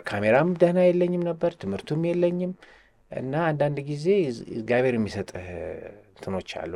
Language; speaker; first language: Amharic; native; Amharic